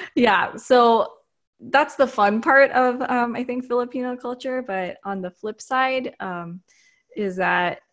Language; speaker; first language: English; early bilingual, other home language; Filipino